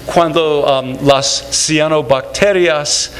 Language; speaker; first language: Spanish; non-native, fluent; English